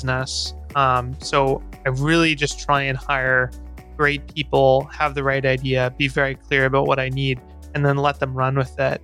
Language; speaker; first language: English; native; English